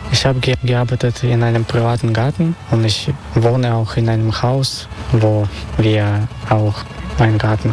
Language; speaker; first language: German; non-native, fluent; Russian